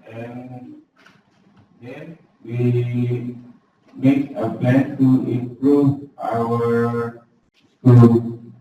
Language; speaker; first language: English; non-native, learner; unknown